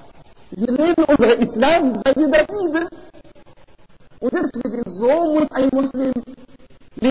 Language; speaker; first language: German; non-native, fluent; Arabic